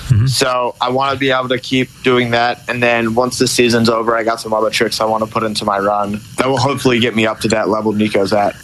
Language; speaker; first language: English; native; English